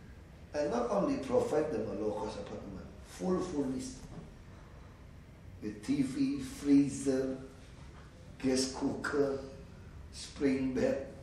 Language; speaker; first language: English; non-native, learner; Indonesian